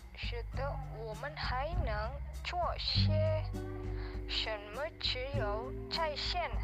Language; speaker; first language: Chinese; non-native, learner; Indonesian